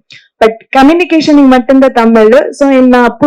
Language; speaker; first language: Tamil; non-native, learner; Kannada